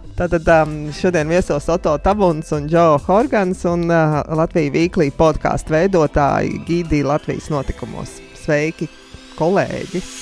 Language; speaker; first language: Latvian; native; Latvian